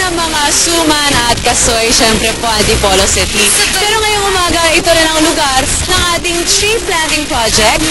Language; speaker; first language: Filipino; non-native, fluent; Korean